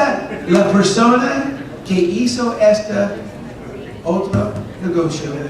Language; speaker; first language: Spanish; non-native, fluent; English